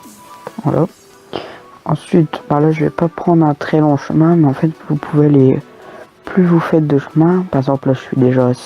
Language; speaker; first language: French; native; French